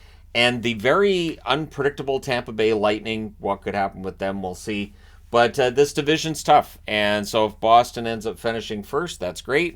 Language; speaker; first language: English; native; English